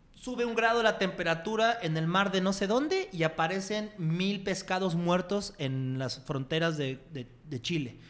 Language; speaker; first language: Spanish; native; Spanish